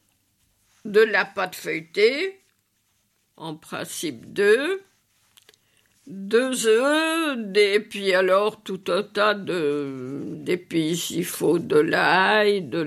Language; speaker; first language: French; native; French